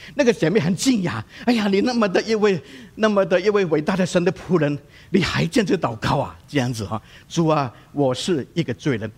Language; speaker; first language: Chinese; non-native, local second language; Cantonese